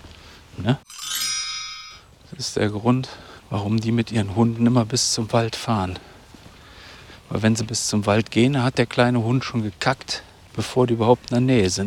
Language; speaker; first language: German; native; German